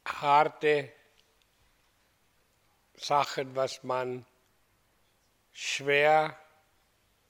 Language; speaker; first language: German; non-native, fluent; Hindi